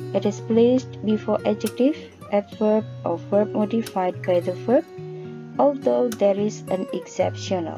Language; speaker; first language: English; non-native, fluent; Indonesian